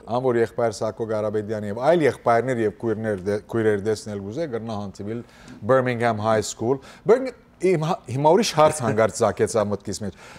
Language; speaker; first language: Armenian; early bilingual, heritage; Armenian